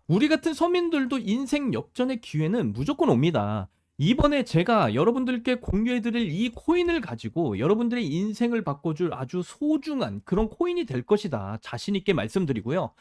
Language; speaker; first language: Korean; native; Korean